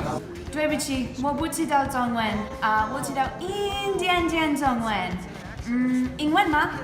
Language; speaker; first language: Chinese; non-native, learner; English